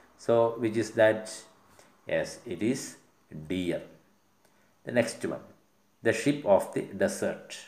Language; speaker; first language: English; non-native, local second language; Malayalam